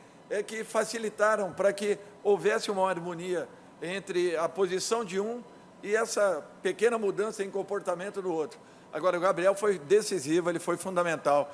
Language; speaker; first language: Portuguese; native; Portuguese